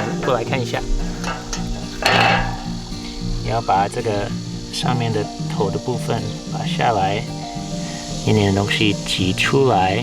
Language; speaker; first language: Chinese; non-native, fluent; English